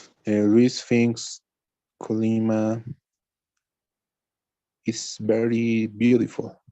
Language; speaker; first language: English; non-native, learner; Spanish